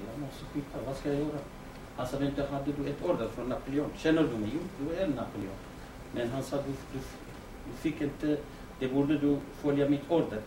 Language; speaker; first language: Swedish; non-native, fluent; Kurdish